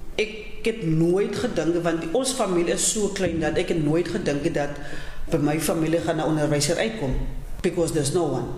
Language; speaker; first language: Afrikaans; non-native, local second language; Southern Sotho